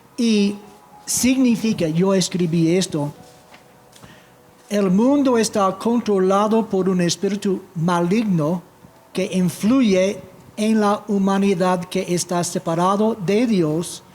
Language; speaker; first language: Spanish; non-native, fluent; English